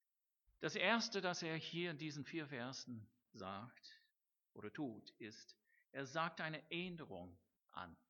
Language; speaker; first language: German; non-native, fluent; English